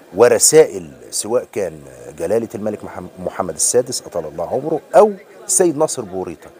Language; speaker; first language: Arabic; native; Arabic